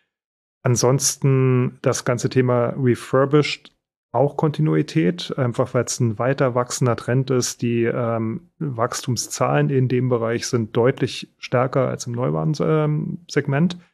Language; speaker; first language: German; native; German